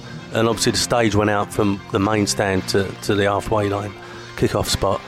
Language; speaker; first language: English; native; English